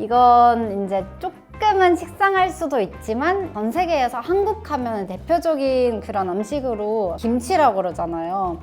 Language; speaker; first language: Korean; non-native, fluent; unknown